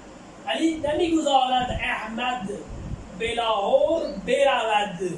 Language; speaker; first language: Persian; non-native, fluent; Urdu